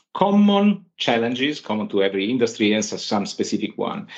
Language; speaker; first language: English; non-native, fluent; Italian